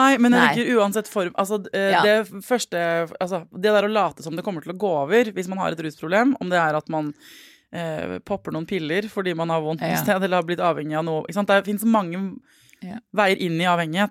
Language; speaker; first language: Norwegian; native; Norwegian